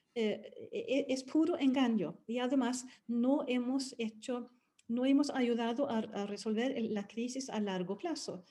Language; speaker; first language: Spanish; non-native, fluent; Swedish